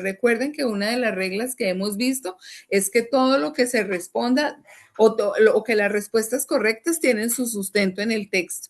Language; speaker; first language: Spanish; native; Spanish